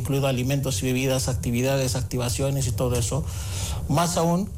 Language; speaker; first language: Spanish; non-native, fluent; Greek